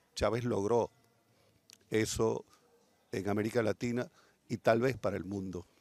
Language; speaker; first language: Spanish; native; Spanish